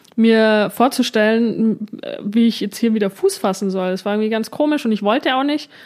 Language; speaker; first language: German; native; German